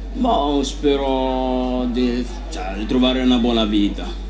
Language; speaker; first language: Italian; non-native, learner; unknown